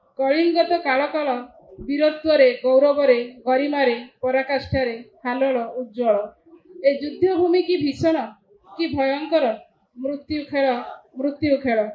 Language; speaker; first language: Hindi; non-native, local second language; Odia